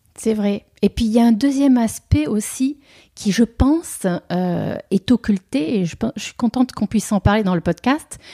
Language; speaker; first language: French; native; French